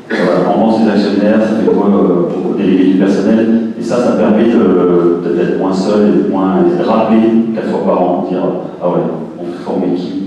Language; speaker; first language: French; native; French